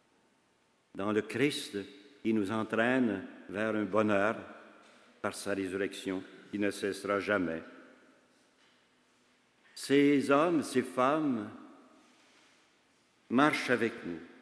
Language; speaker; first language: French; native; French